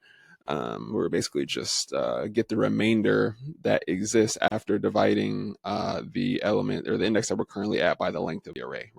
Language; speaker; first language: English; native; English